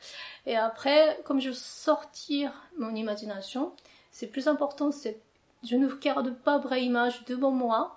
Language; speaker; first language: French; non-native, fluent; Japanese